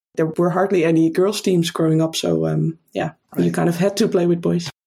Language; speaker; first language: English; non-native, fluent; Dutch